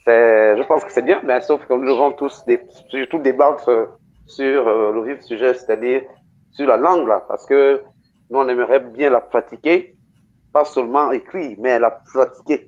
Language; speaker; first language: French; non-native, local second language; Fang